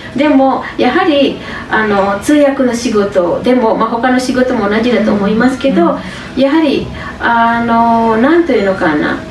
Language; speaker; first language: Japanese; non-native, fluent; Indonesian